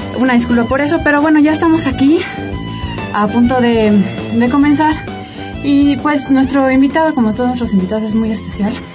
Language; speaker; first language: Spanish; native; Spanish